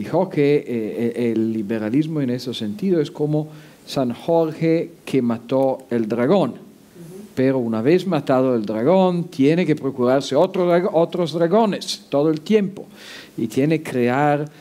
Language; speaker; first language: Spanish; non-native, fluent; Italian